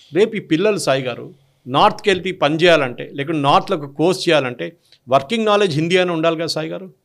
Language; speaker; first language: Telugu; non-native, local second language; Malayalam